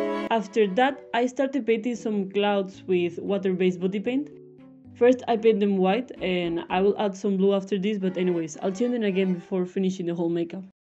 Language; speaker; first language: English; non-native, fluent; Spanish